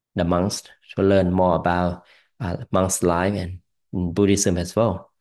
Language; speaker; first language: English; non-native, fluent; Thai